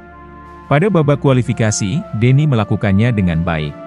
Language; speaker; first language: Indonesian; native; Indonesian